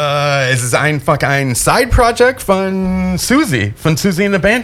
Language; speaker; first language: German; non-native, fluent; English